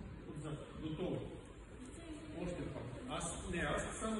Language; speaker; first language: Bulgarian; non-native, learner; Russian